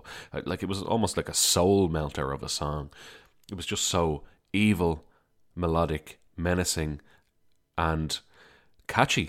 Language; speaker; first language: English; native; English